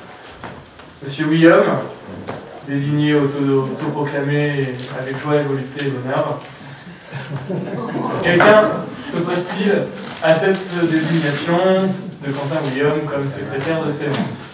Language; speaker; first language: French; native; French